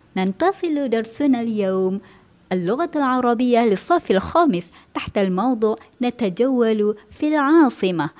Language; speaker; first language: Arabic; non-native, fluent; Malay